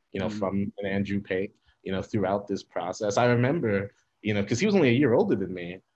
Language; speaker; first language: English; native; English